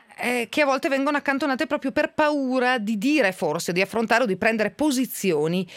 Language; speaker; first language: Italian; native; Italian